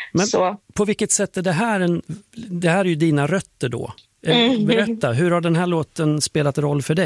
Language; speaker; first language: Swedish; native; Swedish